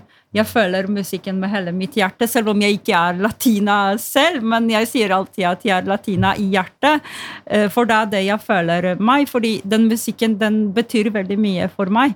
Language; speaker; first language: Norwegian; non-native, fluent; Polish